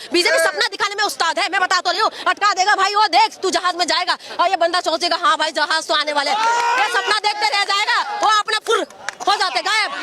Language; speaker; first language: Hindi; non-native, local second language; Assamese